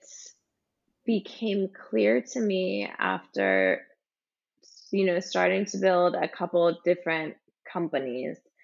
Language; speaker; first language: English; native; English